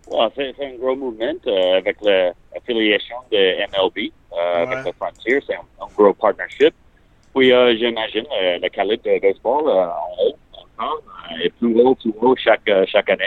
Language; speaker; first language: French; non-native, learner; English